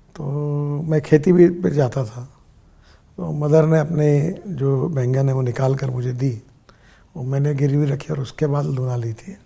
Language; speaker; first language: Hindi; non-native, local second language; Marathi